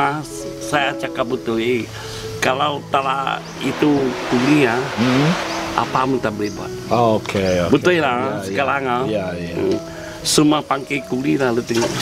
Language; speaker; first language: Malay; non-native, local second language; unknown